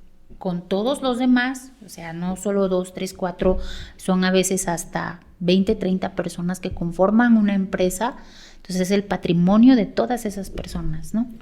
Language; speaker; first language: Spanish; native; Spanish